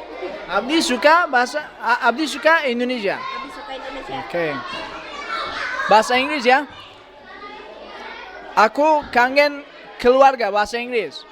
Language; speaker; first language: Indonesian; non-native, fluent; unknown